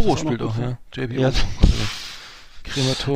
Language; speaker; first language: German; native; German